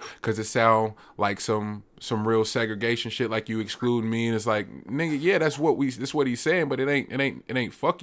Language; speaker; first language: English; native; English